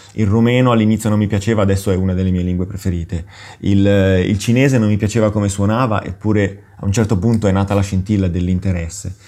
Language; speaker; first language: Italian; native; Italian